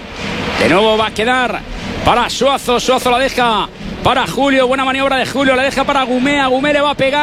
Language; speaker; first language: Spanish; native; Spanish